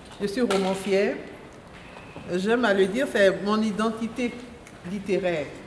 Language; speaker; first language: French; non-native, local second language; Mandingo